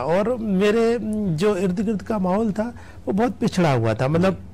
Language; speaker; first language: Hindi; native; Hindi